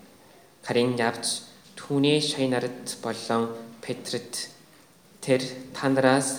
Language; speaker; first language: Mongolian; non-native, fluent; Korean